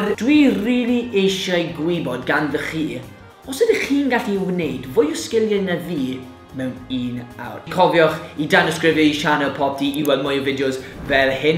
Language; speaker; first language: Welsh; native; Welsh